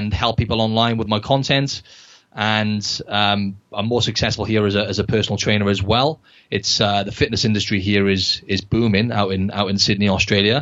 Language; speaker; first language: English; native; English